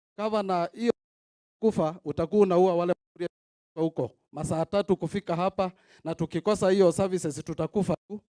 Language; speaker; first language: Swahili; non-native, local second language; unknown